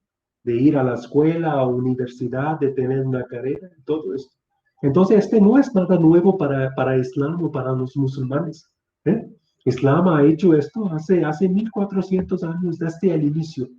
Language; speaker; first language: Spanish; non-native, fluent; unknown